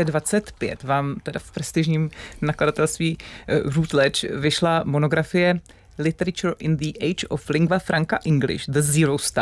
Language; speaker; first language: Czech; native; Czech